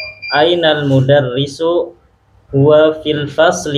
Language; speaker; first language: Arabic; non-native, learner; Indonesian